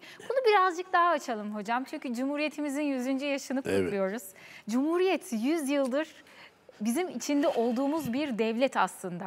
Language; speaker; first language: Turkish; native; Turkish